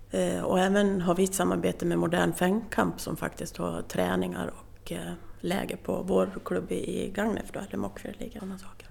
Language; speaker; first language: Swedish; native; Swedish